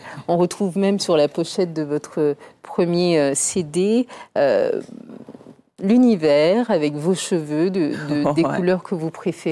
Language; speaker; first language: French; native; French